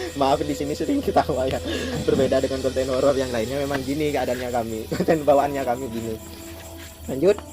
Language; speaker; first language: Indonesian; non-native, local second language; Madurese